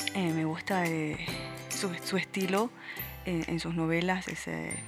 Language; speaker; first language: Spanish; native; Spanish